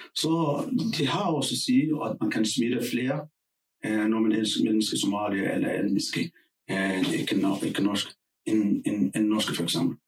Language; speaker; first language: Danish; non-native, fluent; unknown